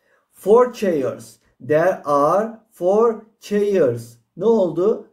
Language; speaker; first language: English; non-native, fluent; Turkish